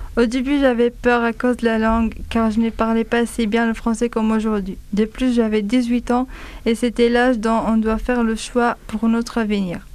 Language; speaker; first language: French; non-native, fluent; Arabic